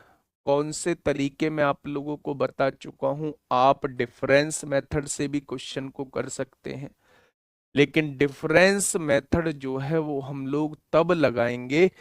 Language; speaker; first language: Hindi; native; Hindi